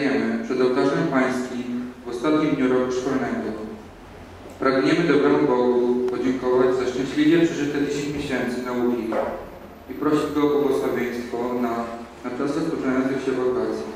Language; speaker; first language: Polish; native; Polish